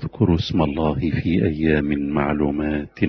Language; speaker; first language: Arabic; native; Arabic